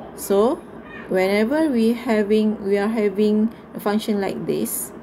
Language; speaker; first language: English; non-native, local second language; Malay